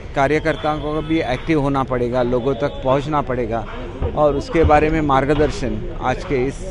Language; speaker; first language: Hindi; non-native, local second language; Marathi